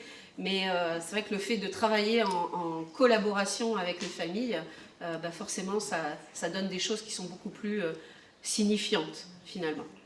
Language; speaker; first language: French; native; French